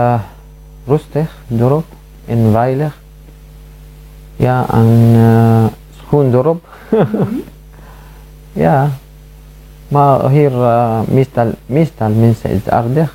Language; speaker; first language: Dutch; non-native, learner; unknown